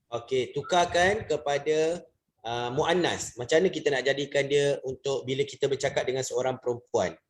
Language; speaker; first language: Malay; native; Malay